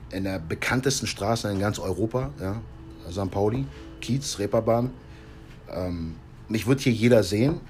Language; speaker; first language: German; early bilingual, heritage; English